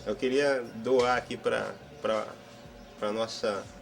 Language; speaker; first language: Portuguese; native; Portuguese